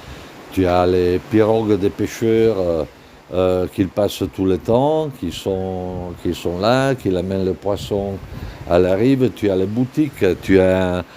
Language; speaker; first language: French; non-native, fluent; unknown